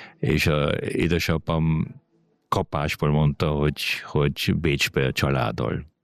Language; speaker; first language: Hungarian; early bilingual, heritage; Hungarian